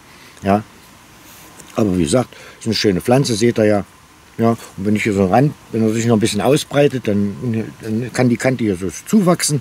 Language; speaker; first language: German; native; German